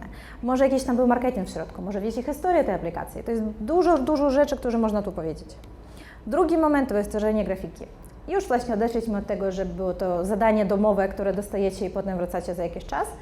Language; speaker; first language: Polish; non-native, fluent; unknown